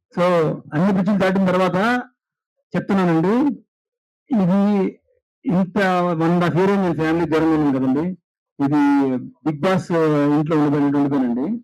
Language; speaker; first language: Telugu; native; Telugu